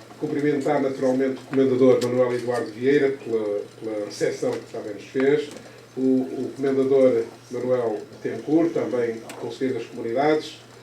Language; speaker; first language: Portuguese; native; Portuguese